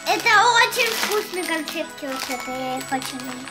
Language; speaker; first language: Russian; early bilingual, heritage; Russian